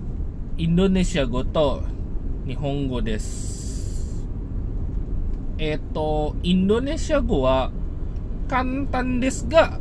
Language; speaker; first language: Japanese; non-native, learner; Indonesian